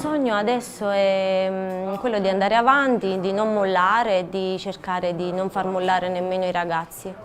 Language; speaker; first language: Italian; native; Italian